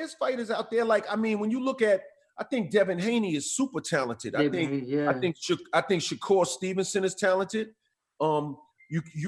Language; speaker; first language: English; native; English